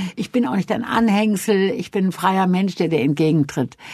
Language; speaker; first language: German; native; German